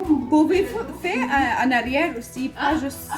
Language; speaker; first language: French; non-native, learner; Arabic